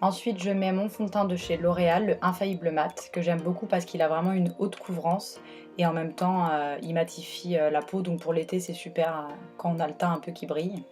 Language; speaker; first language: French; native; French